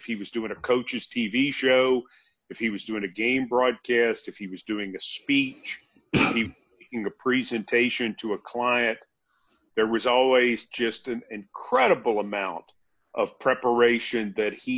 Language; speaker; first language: English; native; English